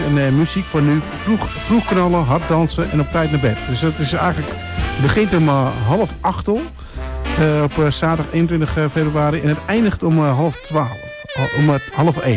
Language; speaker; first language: Dutch; native; Dutch